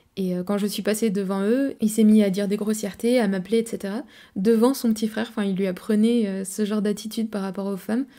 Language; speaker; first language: French; native; French